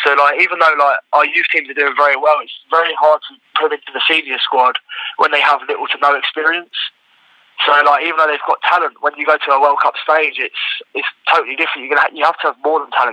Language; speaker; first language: English; native; English